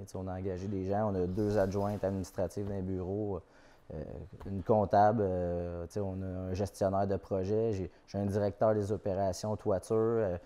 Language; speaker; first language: French; native; French